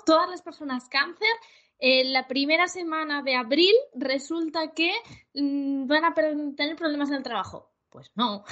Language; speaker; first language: Spanish; native; Spanish